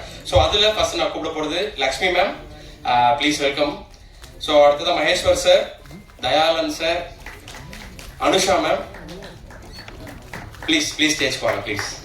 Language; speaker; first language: Tamil; native; Tamil